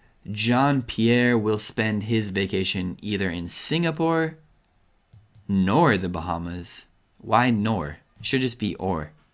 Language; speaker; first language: English; native; English